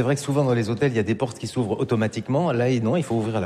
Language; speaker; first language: French; native; French